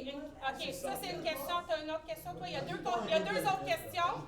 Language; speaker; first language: French; native; French